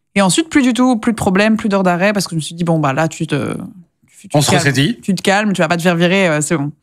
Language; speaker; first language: French; native; French